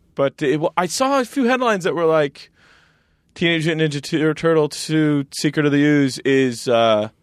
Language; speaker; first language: English; native; English